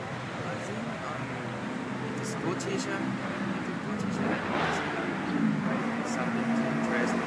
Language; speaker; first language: English; non-native, learner; Thai